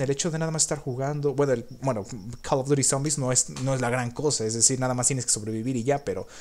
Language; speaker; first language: Spanish; native; Spanish